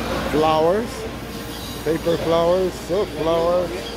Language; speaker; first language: English; native; English